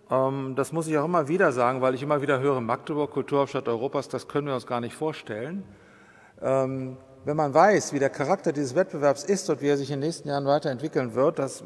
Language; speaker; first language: German; native; German